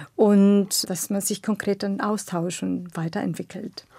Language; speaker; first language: German; non-native, fluent; Spanish